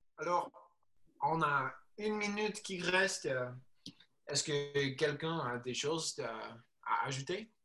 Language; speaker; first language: French; non-native, learner; English